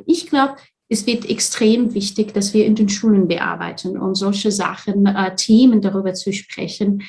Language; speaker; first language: German; non-native, fluent; Arabic